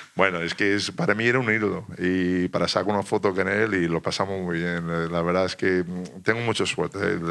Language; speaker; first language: Spanish; non-native, fluent; English